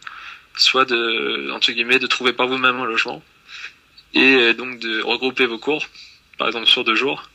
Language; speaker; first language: French; native; French